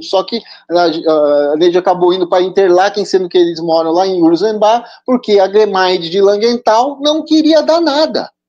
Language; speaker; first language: Portuguese; native; Portuguese